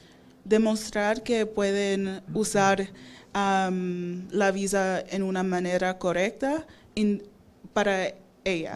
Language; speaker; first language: Spanish; non-native, fluent; English